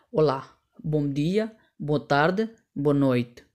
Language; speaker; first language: Portuguese; non-native, learner; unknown